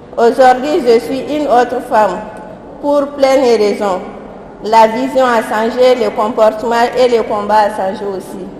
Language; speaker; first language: French; non-native, local second language; Soninke